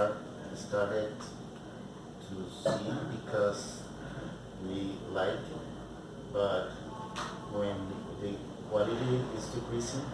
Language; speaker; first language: English; non-native, learner; Spanish